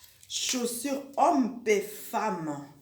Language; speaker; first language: French; non-native, local second language; Lingala